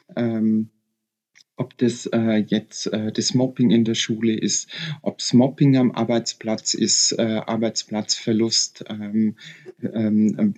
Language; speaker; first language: German; native; German